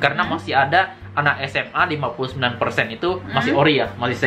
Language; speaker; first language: Indonesian; native; Indonesian